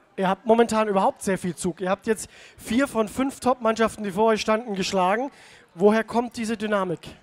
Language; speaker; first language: German; native; German